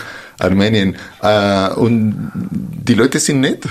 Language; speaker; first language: German; non-native, fluent; Spanish